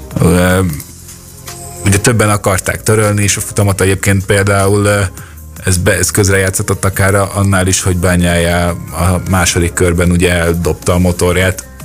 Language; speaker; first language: Hungarian; native; Hungarian